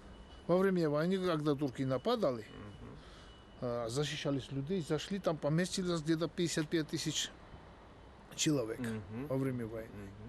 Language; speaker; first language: Russian; non-native, learner; Georgian